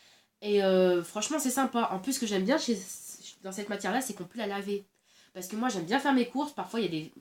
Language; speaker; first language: French; native; French